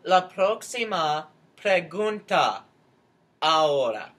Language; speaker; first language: Spanish; non-native, learner; English